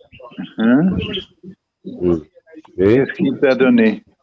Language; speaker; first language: French; non-native, fluent; Dutch